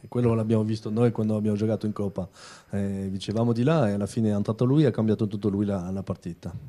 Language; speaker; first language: Italian; non-native, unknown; French